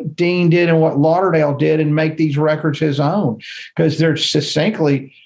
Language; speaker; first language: English; native; English